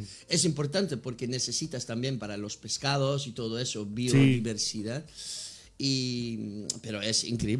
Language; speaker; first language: Spanish; non-native, fluent; Dutch